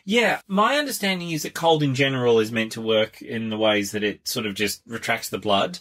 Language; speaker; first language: English; native; English